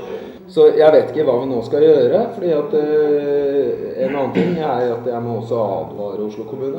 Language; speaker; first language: Norwegian; native; Norwegian